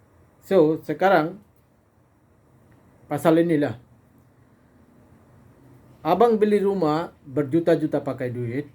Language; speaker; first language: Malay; non-native, fluent; Bangla